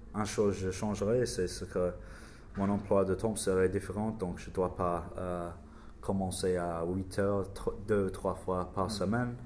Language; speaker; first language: French; non-native, learner; English